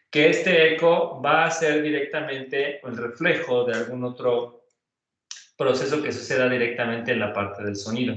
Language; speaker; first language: Spanish; native; Spanish